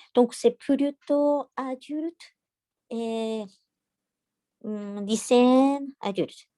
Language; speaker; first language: French; non-native, learner; Japanese